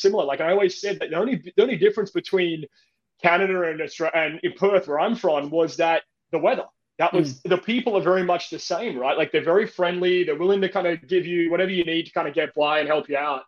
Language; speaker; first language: English; native; English